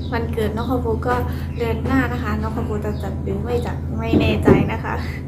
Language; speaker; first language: Thai; non-native, local second language; Khün